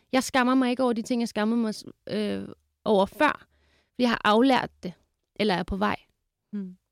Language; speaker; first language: Danish; early bilingual, other home language; Kurdish